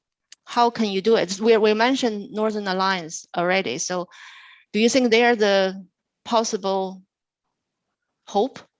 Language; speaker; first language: English; non-native, fluent; Chinese